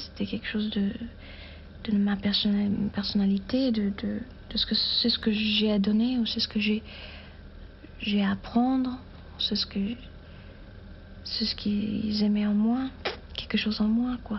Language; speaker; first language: French; non-native, fluent; German